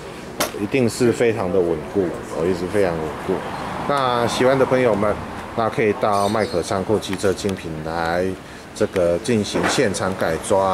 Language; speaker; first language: Chinese; native; Chinese